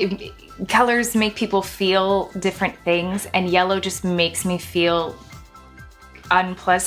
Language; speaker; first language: English; native; English